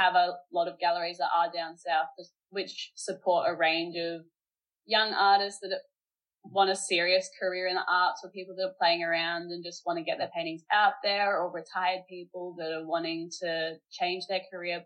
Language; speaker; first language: English; native; English